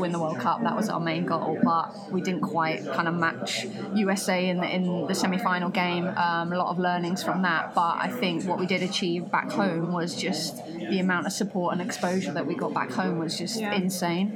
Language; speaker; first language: English; native; English